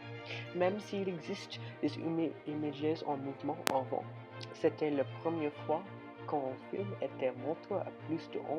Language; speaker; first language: French; non-native, learner; English